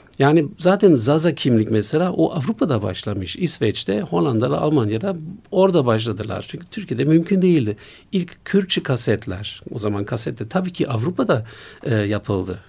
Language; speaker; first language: Turkish; non-native, fluent; German